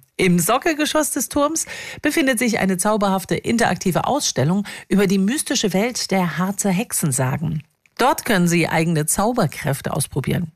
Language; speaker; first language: German; native; German